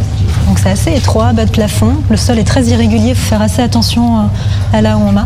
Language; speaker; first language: French; native; French